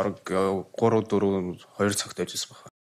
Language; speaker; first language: Mongolian; early bilingual, heritage; Mongolian